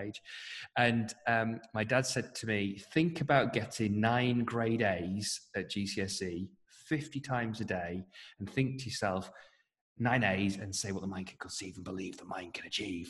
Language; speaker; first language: English; native; English